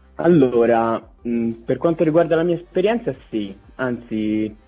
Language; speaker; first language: Italian; native; Italian